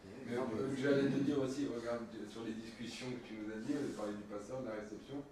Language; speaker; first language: French; native; French